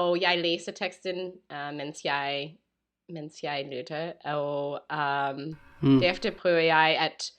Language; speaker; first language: Danish; non-native, fluent; English